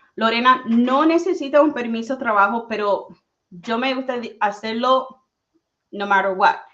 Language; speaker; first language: Spanish; early bilingual, heritage; Spanish